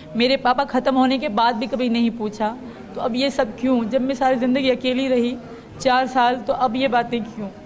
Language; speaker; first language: Urdu; non-native, local second language; Sindhi